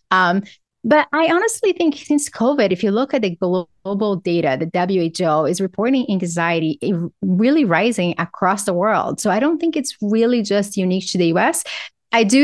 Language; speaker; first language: English; non-native, fluent; Portuguese